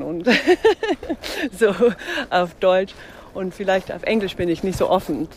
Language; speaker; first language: German; non-native, fluent; English